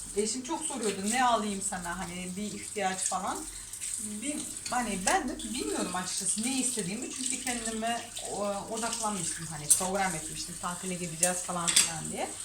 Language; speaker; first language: Turkish; non-native, fluent; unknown